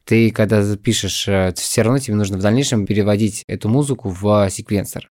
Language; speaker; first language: Russian; native; Russian